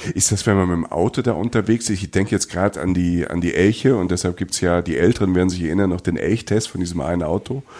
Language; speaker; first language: German; native; German